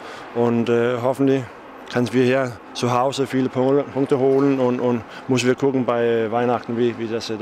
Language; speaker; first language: German; non-native, learner; Danish